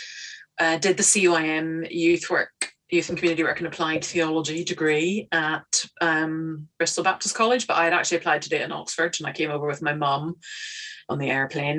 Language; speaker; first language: English; native; English